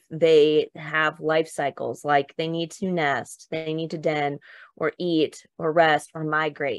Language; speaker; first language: English; native; English